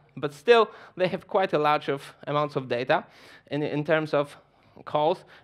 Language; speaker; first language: English; non-native, fluent; Polish